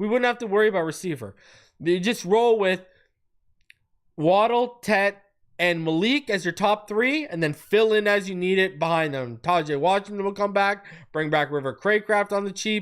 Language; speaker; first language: English; native; English